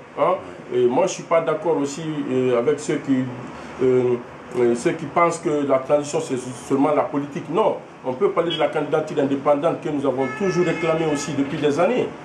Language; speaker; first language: French; non-native, local second language; Fula